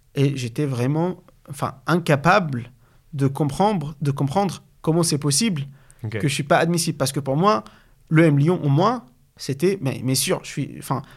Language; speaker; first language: French; non-native, fluent; Arabic